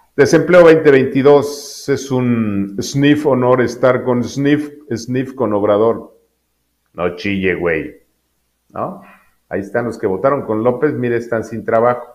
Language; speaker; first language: Spanish; native; Spanish